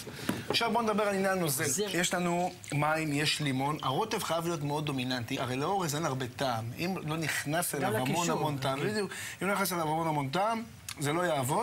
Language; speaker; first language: Hebrew; native; Hebrew